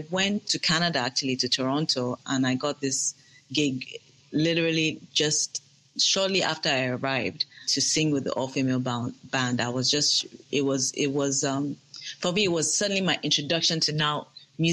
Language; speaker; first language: English; non-native, local second language; Yoruba